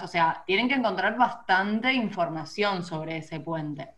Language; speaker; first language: Spanish; native; Spanish